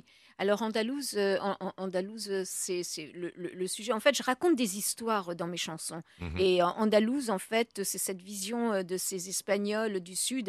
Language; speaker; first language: French; native; French